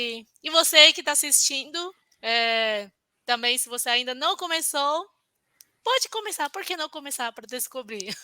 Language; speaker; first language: Portuguese; non-native, fluent; Chinese